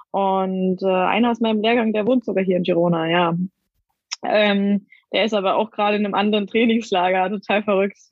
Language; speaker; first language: German; native; German